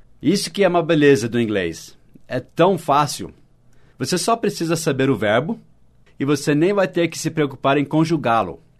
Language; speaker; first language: Portuguese; non-native, fluent; English